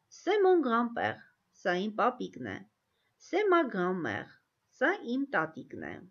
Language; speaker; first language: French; non-native, fluent; Armenian